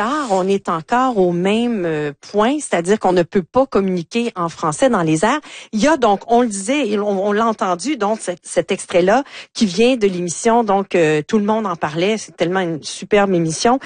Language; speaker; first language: French; native; French